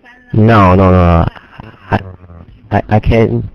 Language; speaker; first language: English; non-native, learner; Chinese